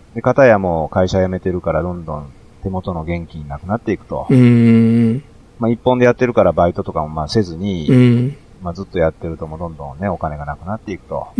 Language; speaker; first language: Japanese; native; Japanese